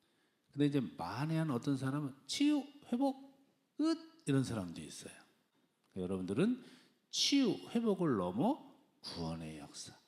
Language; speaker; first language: Korean; native; Korean